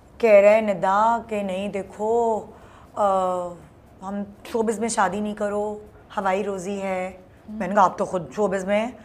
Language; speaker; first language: Urdu; native; Urdu